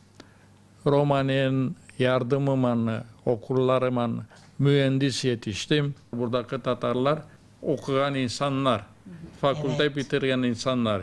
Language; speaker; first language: Turkish; early bilingual, heritage; Crimean Tatar